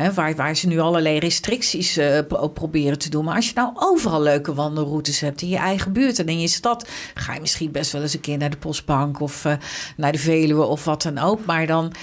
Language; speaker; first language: Dutch; native; Dutch